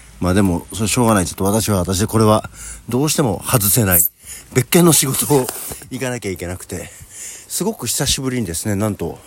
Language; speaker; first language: Japanese; native; Japanese